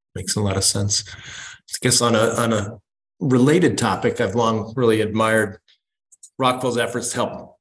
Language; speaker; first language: English; native; English